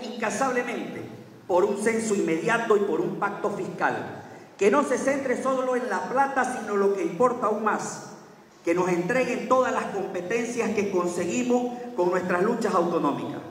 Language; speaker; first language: Spanish; native; Spanish